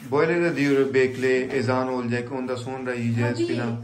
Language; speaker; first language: Turkish; non-native, learner; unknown